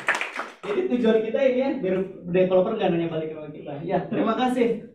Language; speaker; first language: Indonesian; native; Indonesian